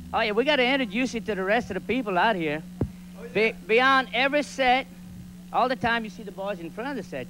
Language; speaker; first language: English; early bilingual, other home language; French